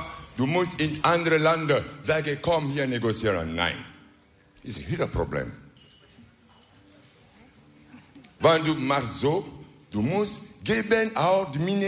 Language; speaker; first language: Dutch; non-native, learner; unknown